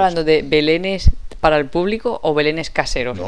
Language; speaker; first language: Spanish; non-native, fluent; English